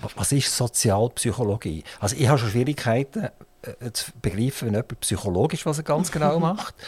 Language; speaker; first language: German; native; German